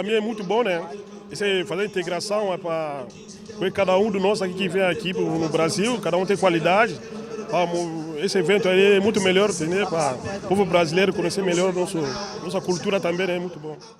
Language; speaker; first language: Portuguese; non-native, fluent; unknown